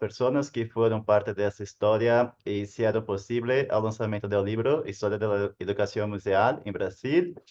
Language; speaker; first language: Spanish; non-native, fluent; Portuguese